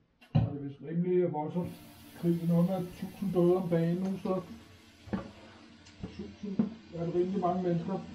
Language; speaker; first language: Danish; non-native, fluent; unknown